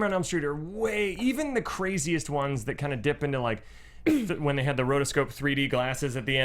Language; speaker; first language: English; native; English